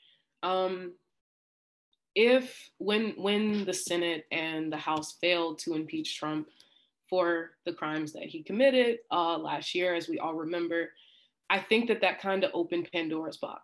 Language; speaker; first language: English; native; English